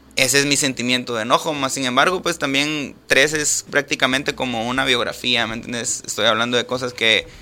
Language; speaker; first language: Spanish; native; Spanish